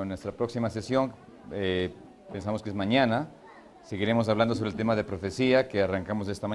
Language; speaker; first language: Spanish; native; Spanish